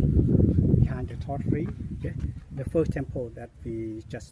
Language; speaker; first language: English; non-native, local second language; Khmer